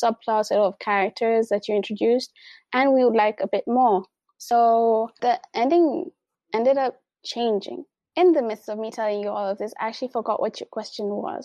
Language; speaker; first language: English; non-native, local second language; Swahili